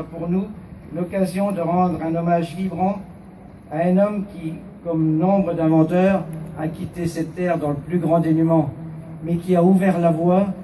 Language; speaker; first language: French; native; French